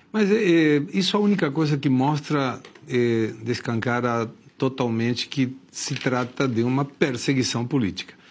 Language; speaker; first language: Portuguese; non-native, fluent; Spanish